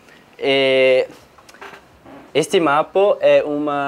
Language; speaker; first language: Portuguese; non-native, fluent; Italian